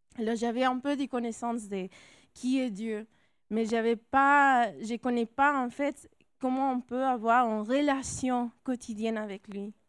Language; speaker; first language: French; non-native, fluent; English